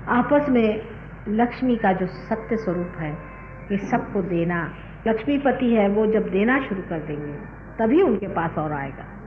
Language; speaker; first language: Hindi; non-native, local second language; Marathi